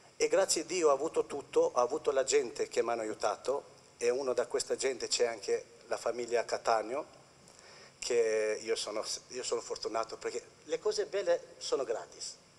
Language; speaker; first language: Italian; non-native, fluent; Albanian